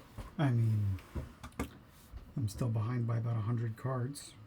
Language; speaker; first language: English; native; English